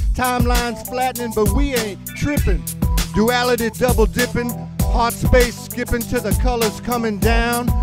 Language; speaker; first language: English; native; English